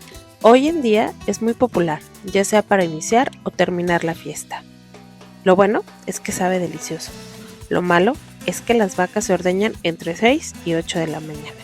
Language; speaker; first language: Spanish; native; Spanish